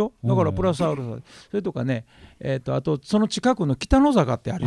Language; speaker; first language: Japanese; native; Japanese